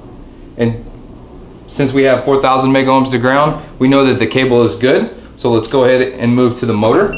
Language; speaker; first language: English; native; English